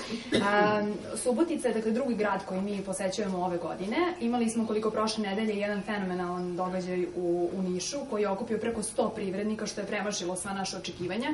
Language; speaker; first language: Serbian; native; Serbian